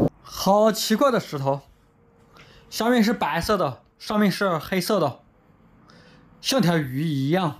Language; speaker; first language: Chinese; native; Chinese